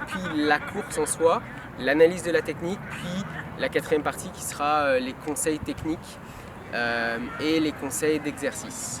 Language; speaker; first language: French; native; French